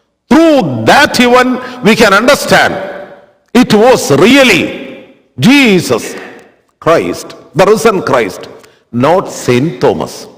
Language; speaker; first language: English; non-native, local second language; Malayalam